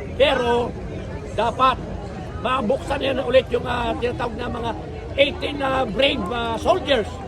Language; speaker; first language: Filipino; native; Filipino